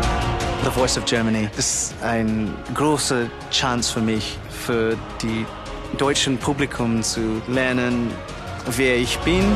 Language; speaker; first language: German; non-native, learner; English